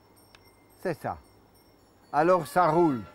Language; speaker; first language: French; non-native, local second language; German